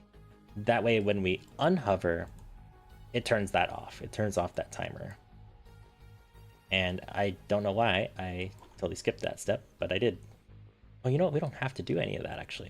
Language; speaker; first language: English; native; English